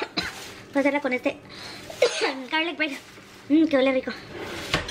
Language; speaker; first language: Spanish; native; Spanish